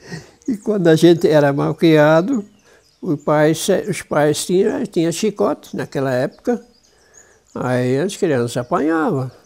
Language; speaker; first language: Portuguese; non-native, local second language; German